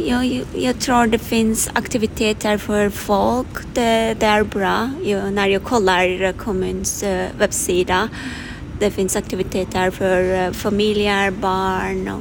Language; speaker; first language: Swedish; non-native, learner; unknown